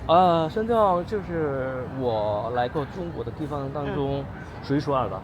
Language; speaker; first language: Chinese; non-native, fluent; Korean